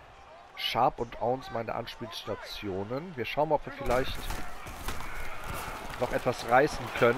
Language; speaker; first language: German; native; German